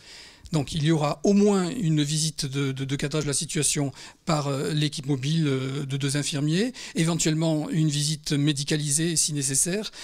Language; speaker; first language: French; native; French